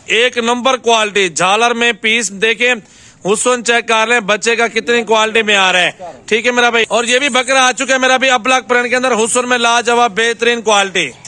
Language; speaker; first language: Urdu; non-native, local second language; Punjabi